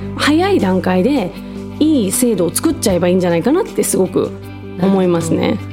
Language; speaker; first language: Japanese; native; Japanese